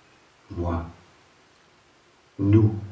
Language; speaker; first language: French; native; French